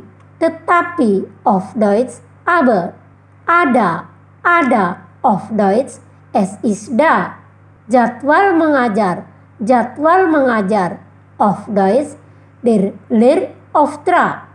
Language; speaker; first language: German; non-native, fluent; Indonesian